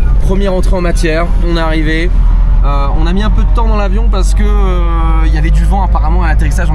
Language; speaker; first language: French; native; French